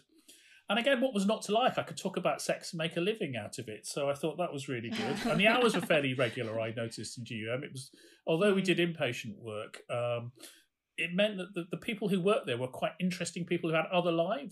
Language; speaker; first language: English; native; English